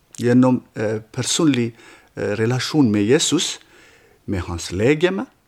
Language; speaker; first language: Norwegian; non-native, fluent; Tigrinya